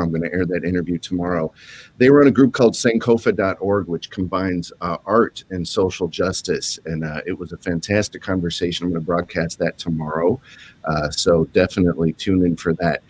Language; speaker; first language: English; native; English